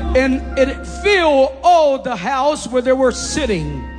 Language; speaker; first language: English; non-native, fluent; Portuguese